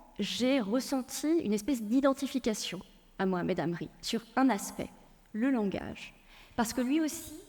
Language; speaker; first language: French; early bilingual, other home language; Persian